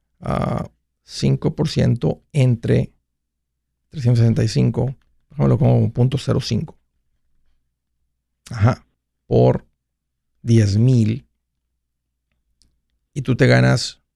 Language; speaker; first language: Spanish; native; Spanish